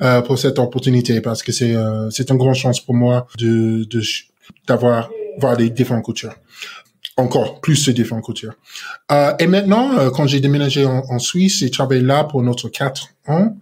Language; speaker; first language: French; non-native, learner; English